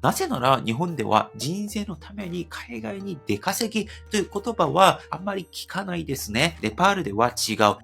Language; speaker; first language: Japanese; non-native, fluent; Korean